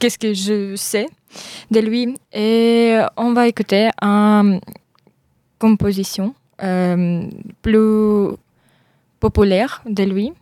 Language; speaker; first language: French; non-native, learner; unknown